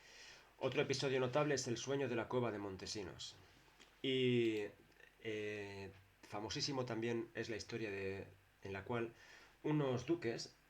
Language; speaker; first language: Spanish; native; Spanish